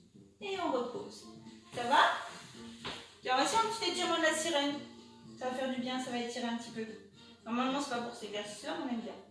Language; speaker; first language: French; native; French